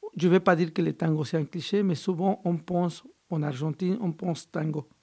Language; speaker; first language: French; non-native, fluent; Spanish